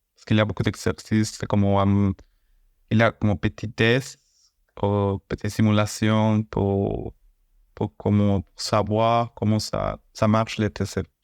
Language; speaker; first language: French; non-native, learner; Spanish